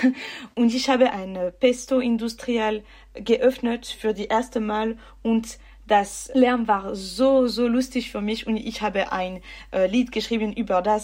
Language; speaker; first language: German; non-native, local second language; French